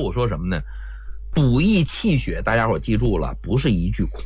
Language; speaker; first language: Chinese; native; Chinese